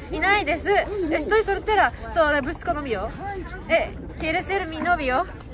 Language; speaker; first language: Spanish; non-native, learner; Japanese